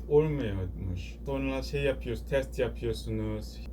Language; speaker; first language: Turkish; non-native, learner; Korean